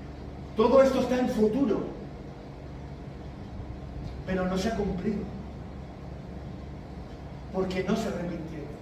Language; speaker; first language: Spanish; native; Spanish